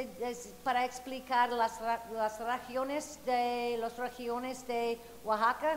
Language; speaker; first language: Spanish; non-native, fluent; English